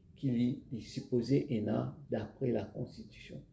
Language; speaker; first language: French; non-native, local second language; Morisyen